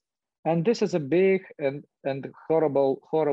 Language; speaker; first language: English; non-native, fluent; Ukrainian